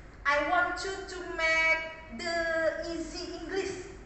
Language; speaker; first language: English; non-native, learner; Indonesian